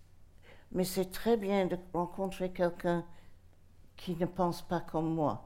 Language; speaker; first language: French; non-native, fluent; English